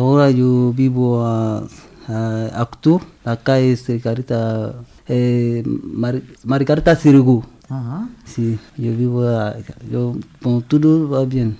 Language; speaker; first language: Spanish; non-native, learner; French